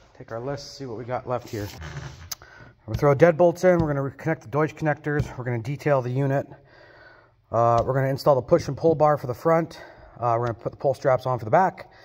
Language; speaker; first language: English; native; English